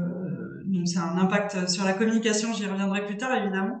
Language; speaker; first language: French; native; French